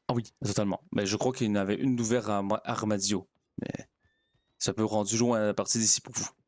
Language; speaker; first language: French; native; French